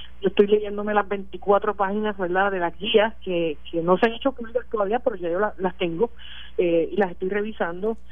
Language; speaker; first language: Spanish; native; Spanish